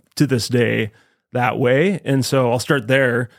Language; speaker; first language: English; native; English